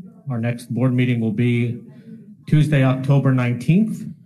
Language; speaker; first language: English; native; English